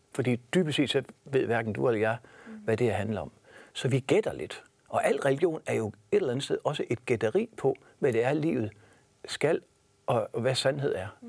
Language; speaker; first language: Danish; native; Danish